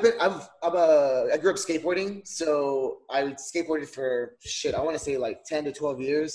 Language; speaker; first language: English; native; English